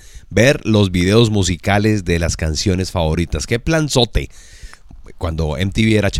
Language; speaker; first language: Spanish; native; Spanish